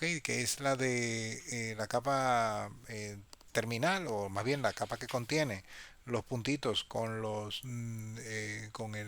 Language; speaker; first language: Spanish; native; Spanish